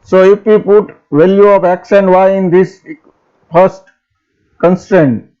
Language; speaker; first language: English; non-native, local second language; Gujarati